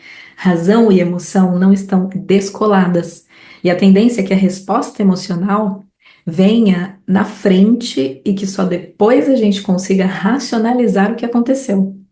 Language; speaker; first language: Portuguese; native; Portuguese